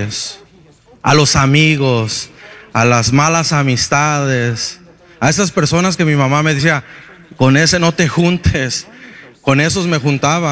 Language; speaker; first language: Spanish; early bilingual, heritage; Spanish